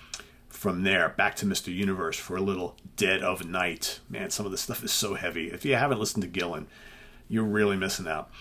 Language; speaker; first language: English; native; English